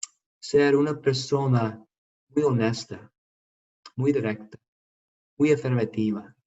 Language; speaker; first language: Spanish; non-native, fluent; English